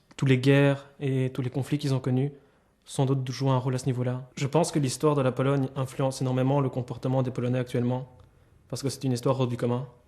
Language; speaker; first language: French; native; French